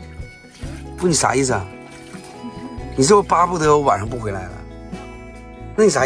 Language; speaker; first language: Chinese; native; Chinese